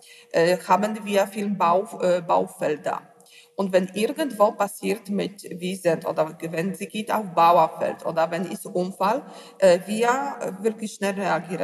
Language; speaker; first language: German; non-native, learner; Polish